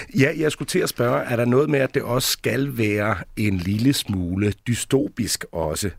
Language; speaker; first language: Danish; native; Danish